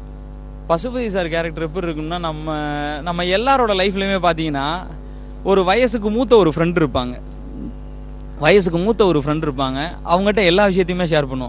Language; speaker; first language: Tamil; native; Tamil